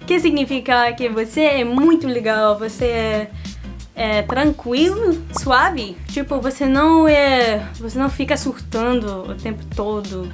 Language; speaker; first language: Portuguese; non-native, fluent; English